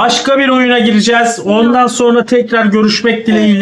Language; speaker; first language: Turkish; native; Turkish